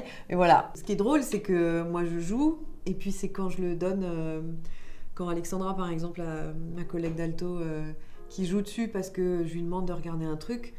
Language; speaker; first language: French; native; French